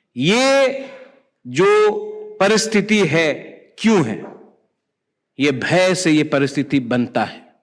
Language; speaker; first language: Hindi; non-native, local second language; Kok Borok